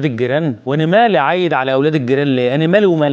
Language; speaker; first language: Arabic; native; Arabic